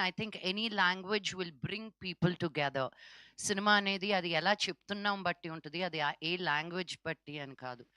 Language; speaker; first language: Telugu; native; Telugu